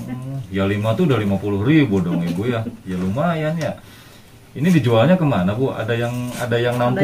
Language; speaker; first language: Indonesian; native; Indonesian